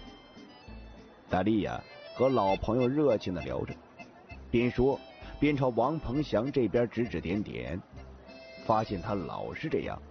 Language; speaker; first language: Chinese; native; Chinese